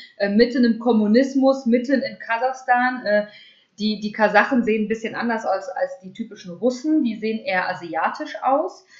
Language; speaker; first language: German; early bilingual, other home language; Russian